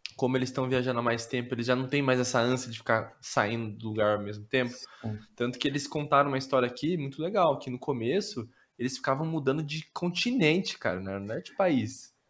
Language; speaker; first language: Portuguese; native; Portuguese